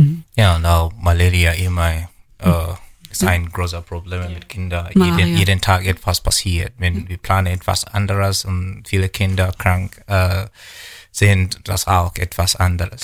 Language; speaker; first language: German; non-native, learner; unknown